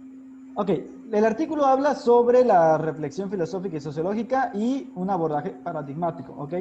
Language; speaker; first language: Spanish; native; Spanish